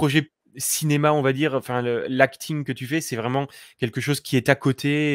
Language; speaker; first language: French; native; French